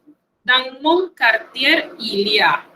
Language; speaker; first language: French; non-native, fluent; Spanish